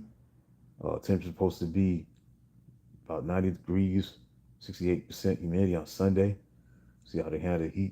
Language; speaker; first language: English; native; English